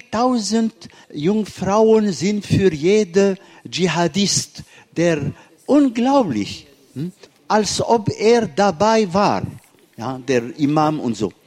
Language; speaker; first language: German; non-native, fluent; Arabic